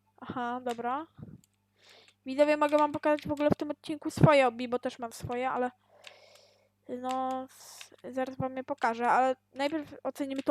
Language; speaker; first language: Polish; native; Polish